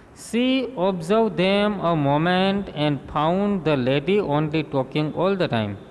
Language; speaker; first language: English; non-native, local second language; Gujarati